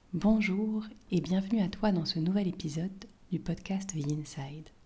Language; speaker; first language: French; native; French